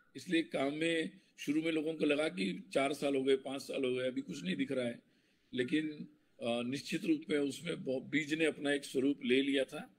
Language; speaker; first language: Hindi; non-native, local second language; Marathi